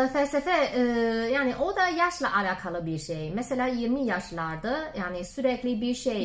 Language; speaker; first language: Turkish; non-native, learner; Chinese